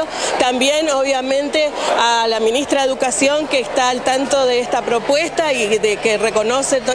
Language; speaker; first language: Spanish; native; Spanish